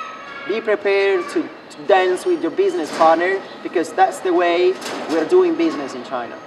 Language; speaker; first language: English; non-native, fluent; Italian